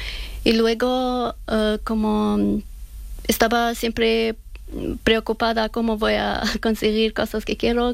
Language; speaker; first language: Spanish; non-native, learner; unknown